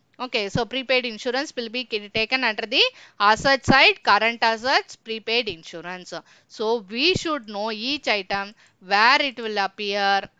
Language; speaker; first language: English; non-native, local second language; Tamil